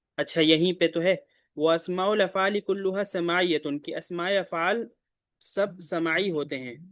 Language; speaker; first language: Urdu; native; Urdu